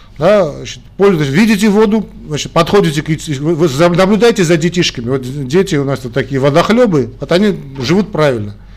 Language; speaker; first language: Russian; non-native, local second language; Armenian